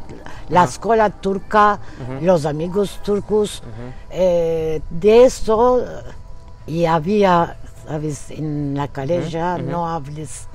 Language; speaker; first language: Spanish; early bilingual, heritage; Turkish